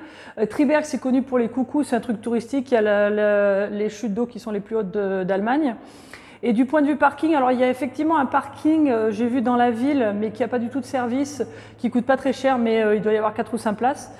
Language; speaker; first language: French; native; French